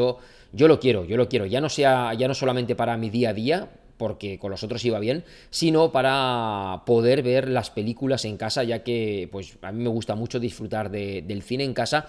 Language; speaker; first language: Spanish; native; Spanish